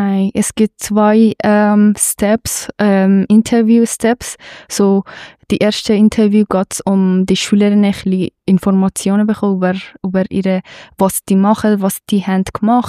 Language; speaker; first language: German; non-native, fluent; Persian